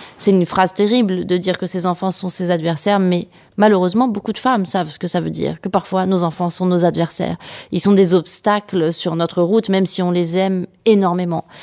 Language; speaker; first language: French; native; French